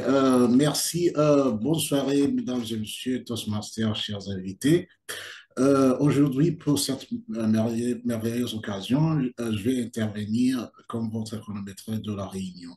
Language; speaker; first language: French; non-native, local second language; Kinyarwanda